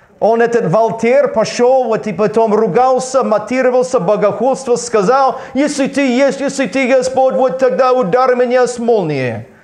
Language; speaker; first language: Russian; non-native, learner; English